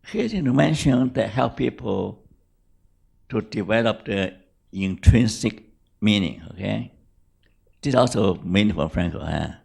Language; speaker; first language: English; non-native, fluent; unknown